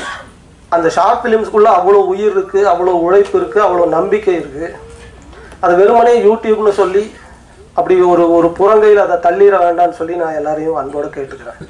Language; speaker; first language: Tamil; native; Tamil